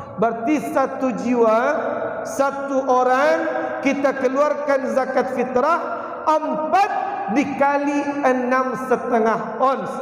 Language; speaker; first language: Malay; non-native, local second language; Minangkabau